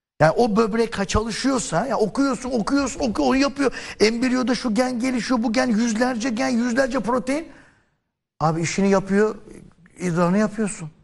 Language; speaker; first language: Turkish; native; Turkish